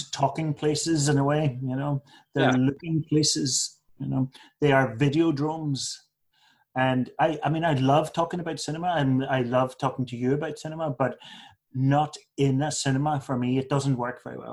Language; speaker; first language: English; native; English